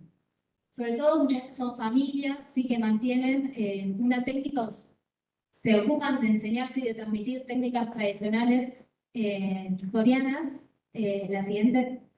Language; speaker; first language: Spanish; native; Spanish